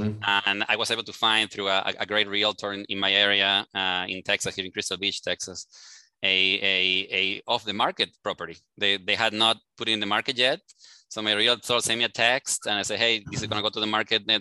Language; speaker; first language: English; non-native, fluent; Spanish